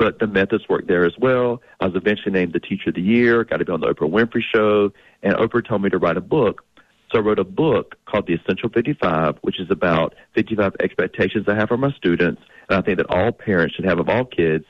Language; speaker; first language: English; native; English